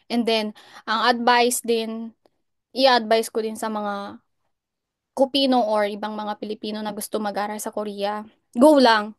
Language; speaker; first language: Filipino; early bilingual, other home language; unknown